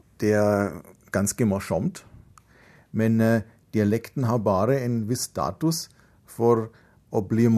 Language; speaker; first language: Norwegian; non-native, fluent; German